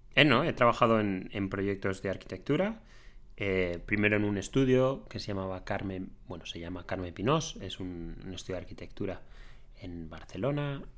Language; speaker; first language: Spanish; native; Spanish